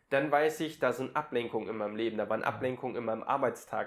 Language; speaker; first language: German; native; German